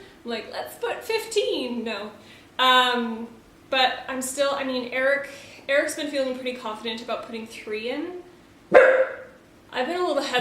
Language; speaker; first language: English; native; English